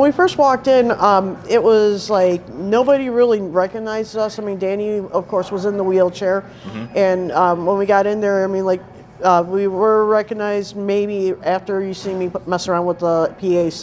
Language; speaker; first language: English; native; English